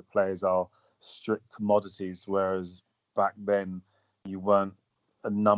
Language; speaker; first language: English; native; English